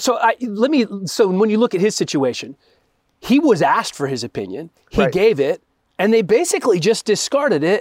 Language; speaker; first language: English; native; English